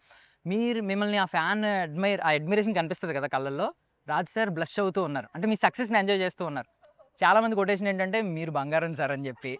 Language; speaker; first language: Telugu; native; Telugu